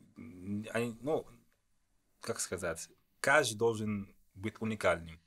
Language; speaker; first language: Russian; non-native, fluent; French